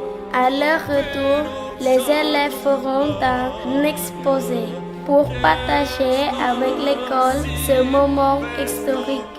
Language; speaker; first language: French; non-native, learner; Khmer